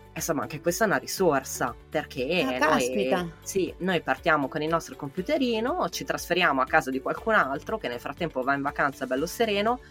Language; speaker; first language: Italian; native; Italian